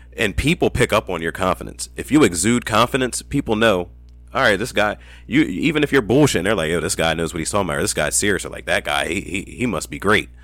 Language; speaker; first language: English; native; English